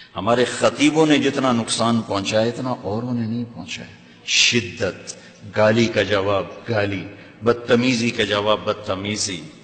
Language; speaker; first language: Urdu; non-native, local second language; Punjabi